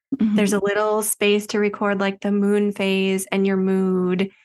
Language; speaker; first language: English; native; English